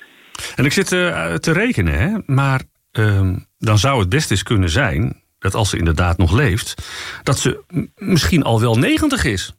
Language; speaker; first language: Dutch; native; Dutch